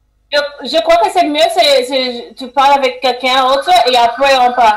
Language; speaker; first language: French; non-native, learner; English